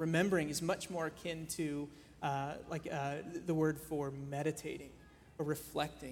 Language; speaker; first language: English; native; English